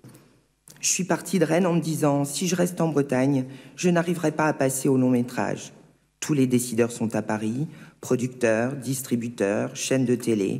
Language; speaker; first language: French; native; French